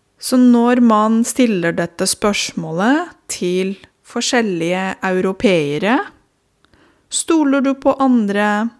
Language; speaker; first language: Norwegian; non-native, fluent; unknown